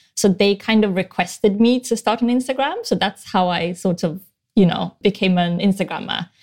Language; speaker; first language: English; non-native, fluent; Swedish